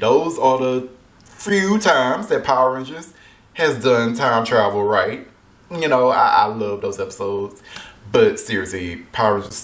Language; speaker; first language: English; native; English